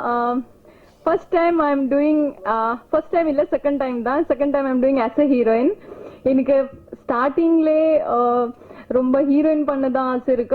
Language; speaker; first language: Tamil; non-native, learner; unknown